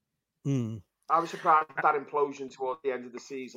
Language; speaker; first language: English; native; English